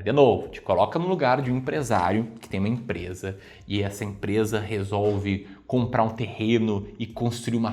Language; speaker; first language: Portuguese; native; Portuguese